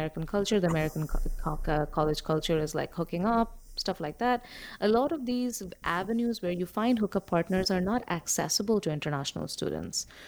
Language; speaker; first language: English; non-native, local second language; Bangla